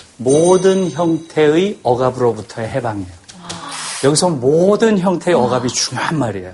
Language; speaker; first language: Korean; native; Korean